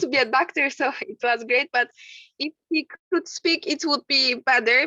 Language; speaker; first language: English; non-native, learner; Turkish